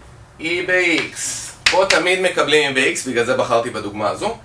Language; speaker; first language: Hebrew; native; Hebrew